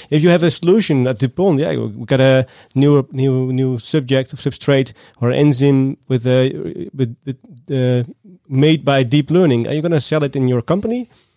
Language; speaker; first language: English; non-native, fluent; Dutch